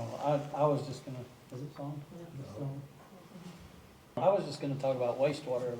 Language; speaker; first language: English; native; English